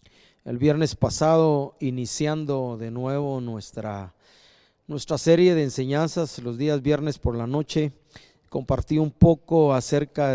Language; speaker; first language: Spanish; native; Spanish